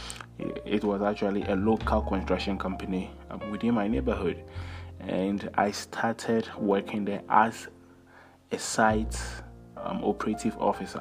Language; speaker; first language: English; non-native, local second language; Akan